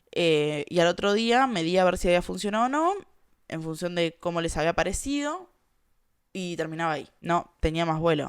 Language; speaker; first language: Spanish; native; Spanish